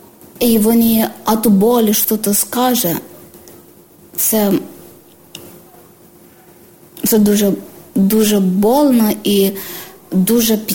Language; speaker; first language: Ukrainian; non-native, learner; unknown